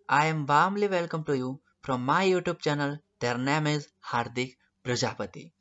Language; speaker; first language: English; non-native, local second language; Gujarati